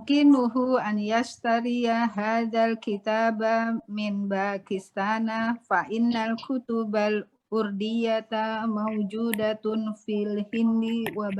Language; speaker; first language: Arabic; non-native, learner; Indonesian